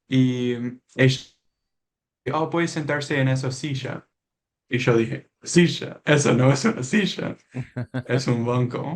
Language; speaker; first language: Spanish; non-native, learner; English